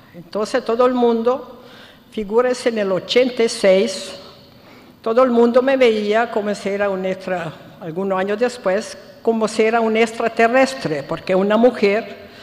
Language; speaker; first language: Spanish; non-native, fluent; Italian